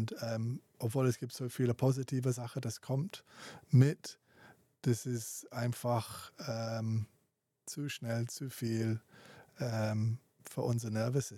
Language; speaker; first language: German; non-native, fluent; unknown